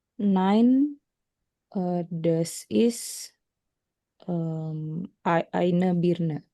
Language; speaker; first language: German; non-native, learner; Indonesian